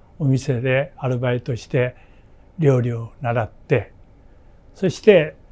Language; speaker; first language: Japanese; early bilingual, other home language; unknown